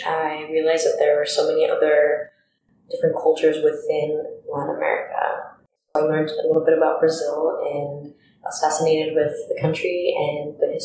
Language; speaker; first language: English; early bilingual, other home language; Spanish